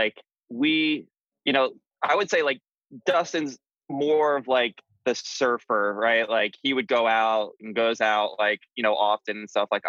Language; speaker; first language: English; native; English